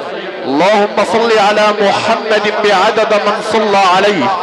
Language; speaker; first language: Arabic; native; Arabic